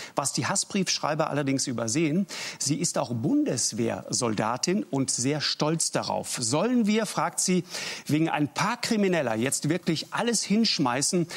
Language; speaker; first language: German; native; German